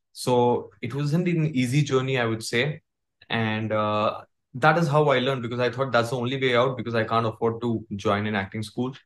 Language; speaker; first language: English; non-native, local second language; Hindi